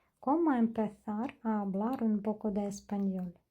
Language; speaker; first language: Spanish; non-native, learner; Ukrainian